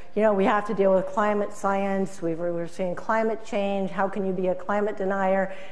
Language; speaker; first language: English; native; English